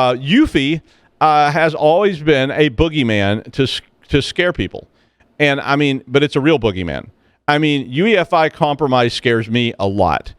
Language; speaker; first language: English; native; English